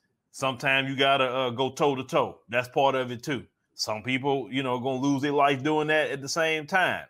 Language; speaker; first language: English; native; English